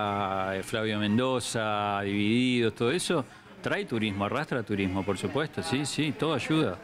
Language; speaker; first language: Spanish; native; Spanish